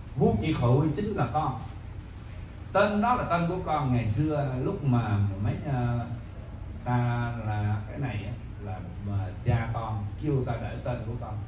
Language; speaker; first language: Vietnamese; native; Vietnamese